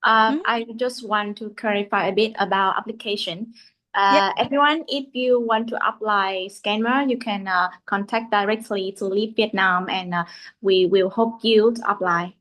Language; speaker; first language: English; non-native, fluent; Vietnamese